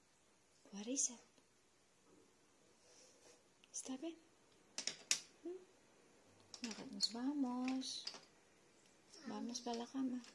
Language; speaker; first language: Spanish; non-native, learner; Filipino